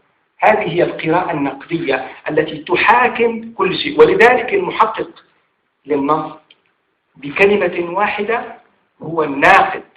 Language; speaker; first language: Arabic; native; Arabic